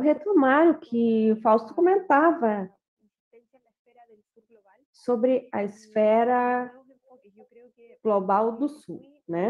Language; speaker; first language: Spanish; non-native, learner; Portuguese